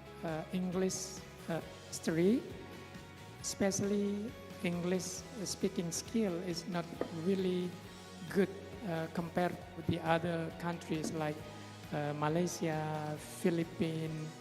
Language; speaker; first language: English; non-native, fluent; Indonesian